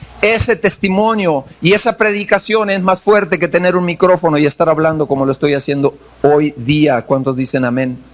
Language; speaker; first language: Spanish; native; Spanish